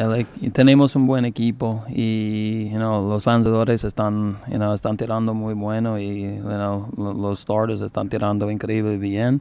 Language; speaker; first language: Spanish; non-native, learner; English